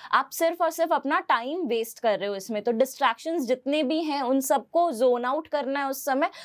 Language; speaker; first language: Hindi; native; Hindi